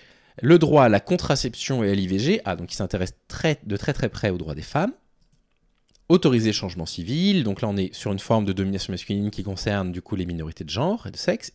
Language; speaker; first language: French; native; French